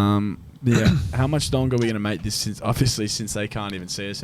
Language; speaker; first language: English; native; English